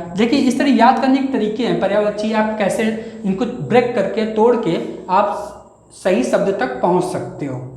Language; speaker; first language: Hindi; native; Hindi